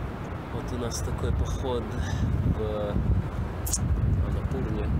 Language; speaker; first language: Russian; early bilingual, heritage; Russian